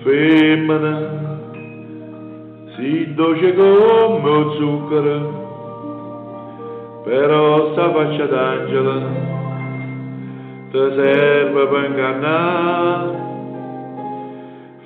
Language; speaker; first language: English; non-native, learner; Italian